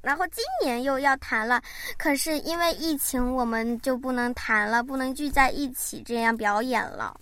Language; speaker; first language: Chinese; early bilingual, heritage; Chinese